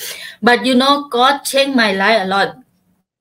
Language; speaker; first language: English; non-native, learner; Thai